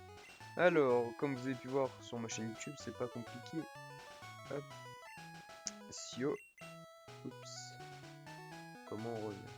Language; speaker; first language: French; native; French